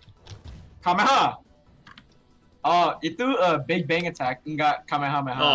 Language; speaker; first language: Indonesian; early bilingual, heritage; Indonesian